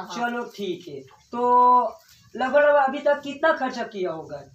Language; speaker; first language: Hindi; native; Hindi